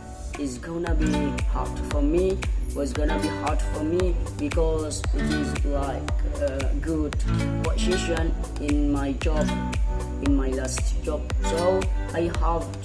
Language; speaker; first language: English; non-native, learner; Indonesian